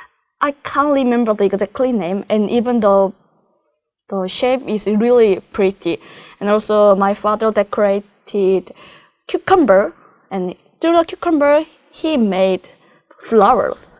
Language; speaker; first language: English; non-native, learner; Korean